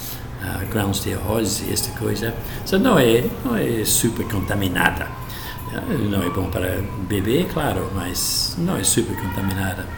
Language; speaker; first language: Portuguese; non-native, learner; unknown